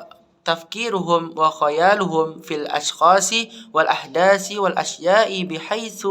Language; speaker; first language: Arabic; non-native, learner; Indonesian